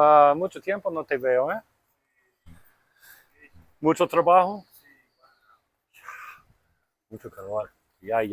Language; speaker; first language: Spanish; non-native, learner; English